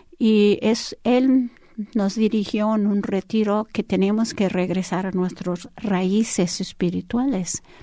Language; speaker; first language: Spanish; early bilingual, heritage; English